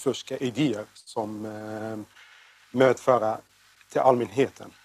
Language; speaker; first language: Swedish; non-native, learner; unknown